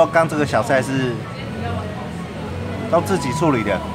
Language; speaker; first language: Chinese; native; Chinese